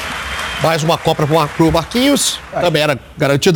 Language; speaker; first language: Portuguese; native; Portuguese